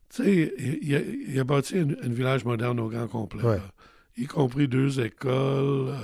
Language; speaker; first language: French; native; French